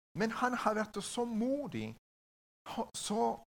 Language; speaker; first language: Norwegian; non-native, learner; Spanish